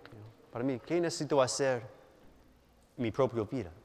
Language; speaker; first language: Spanish; non-native, fluent; English